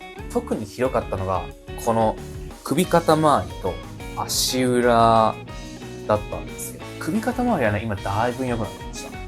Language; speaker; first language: Japanese; native; Japanese